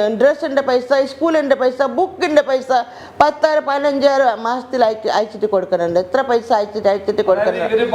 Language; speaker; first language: Malayalam; non-native, learner; Hindi